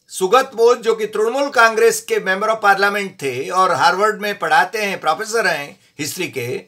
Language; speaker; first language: Hindi; non-native, local second language; Gujarati